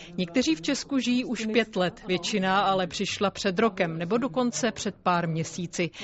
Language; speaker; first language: Czech; native; Czech